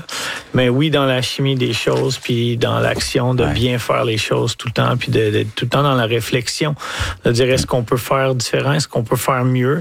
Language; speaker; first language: French; native; French